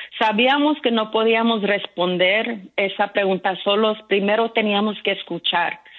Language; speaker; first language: Spanish; early bilingual, heritage; Spanish